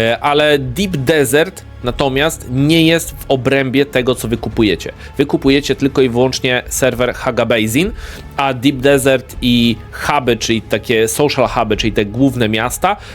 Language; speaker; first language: Polish; native; Polish